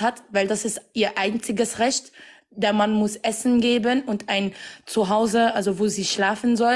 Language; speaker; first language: German; non-native, fluent; Arabic